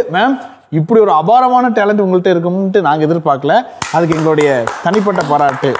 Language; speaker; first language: Tamil; native; Tamil